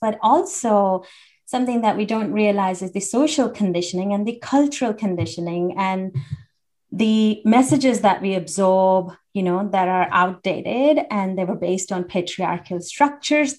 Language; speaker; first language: English; non-native, local second language; Hindi